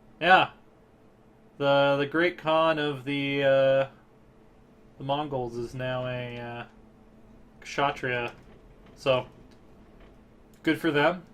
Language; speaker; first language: English; native; English